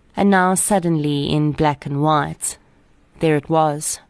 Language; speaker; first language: English; native; English